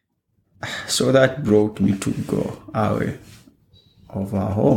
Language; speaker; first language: English; non-native, local second language; Ganda